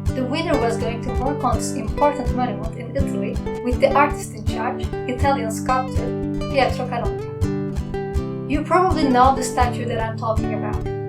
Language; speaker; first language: English; non-native, fluent; Turkish